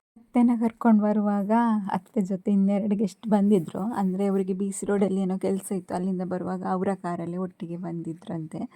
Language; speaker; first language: Kannada; native; Kannada